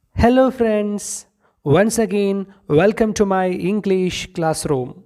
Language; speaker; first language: English; non-native, local second language; Malayalam